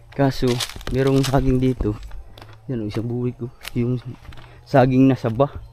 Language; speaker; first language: Filipino; non-native, local second language; Cebuano